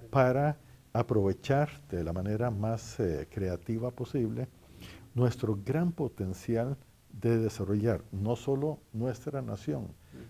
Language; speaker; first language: Spanish; native; Spanish